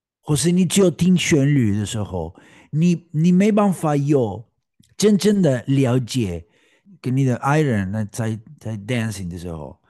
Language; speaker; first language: Chinese; non-native, learner; Spanish